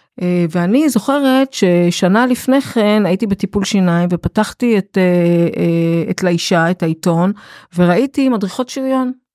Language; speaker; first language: Hebrew; native; Hebrew